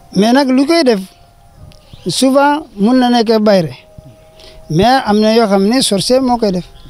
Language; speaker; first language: Wolof; non-native, fluent; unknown